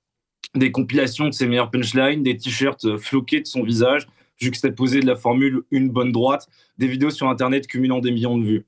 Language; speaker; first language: French; native; French